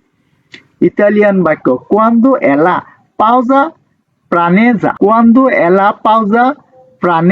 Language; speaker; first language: Italian; non-native, learner; Bangla